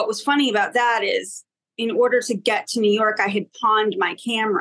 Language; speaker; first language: English; native; English